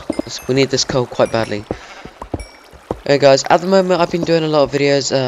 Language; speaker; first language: English; native; English